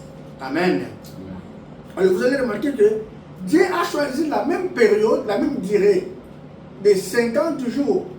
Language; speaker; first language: French; non-native, local second language; Lingala